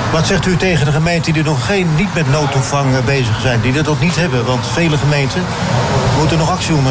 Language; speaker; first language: Dutch; native; Dutch